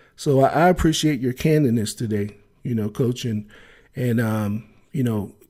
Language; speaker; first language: English; native; English